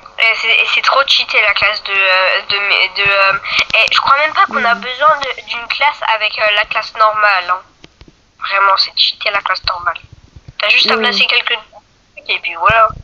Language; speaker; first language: French; native; French